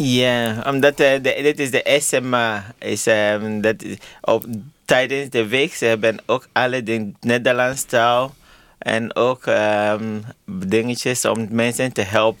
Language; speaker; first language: Dutch; non-native, learner; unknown